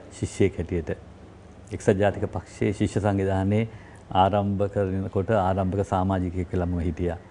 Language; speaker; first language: Sinhala; non-native, local second language; Tamil